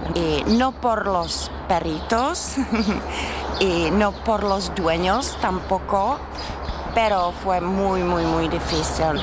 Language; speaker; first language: Spanish; non-native, fluent; Czech